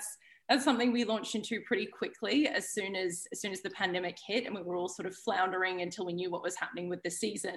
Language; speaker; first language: English; native; English